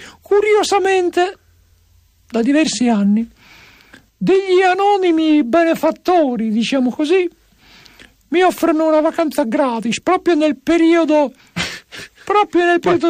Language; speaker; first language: Italian; native; Italian